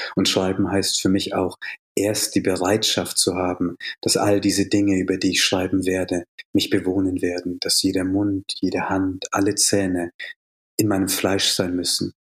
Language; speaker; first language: German; native; German